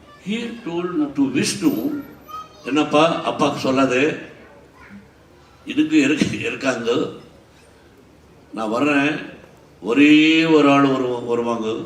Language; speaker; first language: Tamil; non-native, learner; Telugu